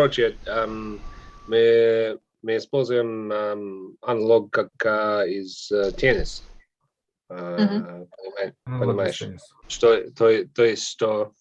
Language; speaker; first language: Russian; non-native, fluent; English